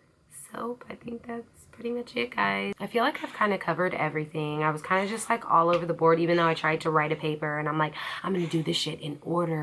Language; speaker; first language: English; native; English